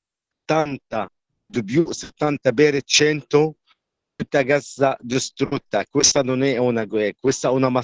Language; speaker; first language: Italian; non-native, learner; Arabic